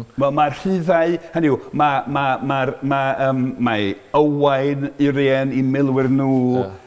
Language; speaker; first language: Welsh; non-native, fluent; English